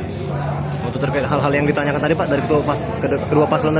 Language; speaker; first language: Indonesian; native; Indonesian